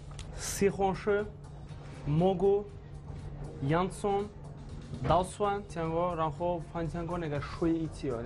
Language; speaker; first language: Chinese; non-native, learner; Azerbaijani